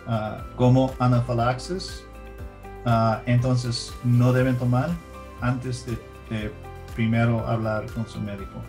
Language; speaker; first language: Spanish; early bilingual, heritage; English